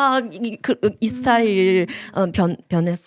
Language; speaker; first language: Korean; non-native, learner; Chinese